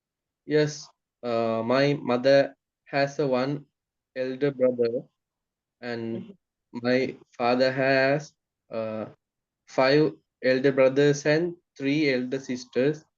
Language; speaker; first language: English; non-native, learner; Sinhala